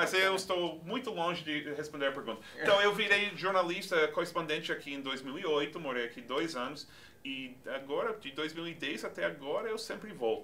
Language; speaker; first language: Portuguese; non-native, fluent; English